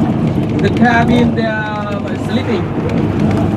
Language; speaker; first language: English; non-native, learner; Vietnamese